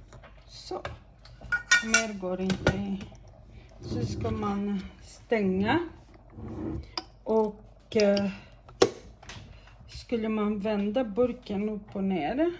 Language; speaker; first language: Swedish; non-native, fluent; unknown